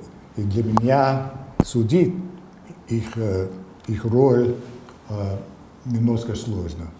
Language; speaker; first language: Russian; non-native, fluent; English